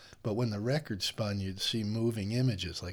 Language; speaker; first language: English; native; English